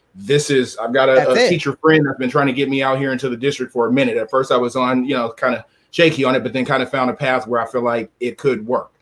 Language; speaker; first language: English; native; English